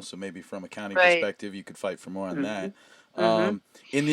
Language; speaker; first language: English; native; English